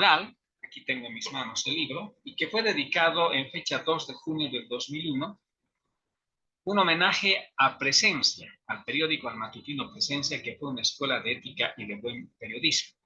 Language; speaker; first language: Spanish; native; Spanish